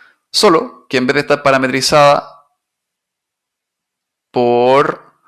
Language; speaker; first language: Spanish; native; Spanish